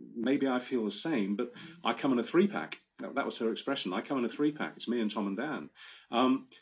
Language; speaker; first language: English; native; English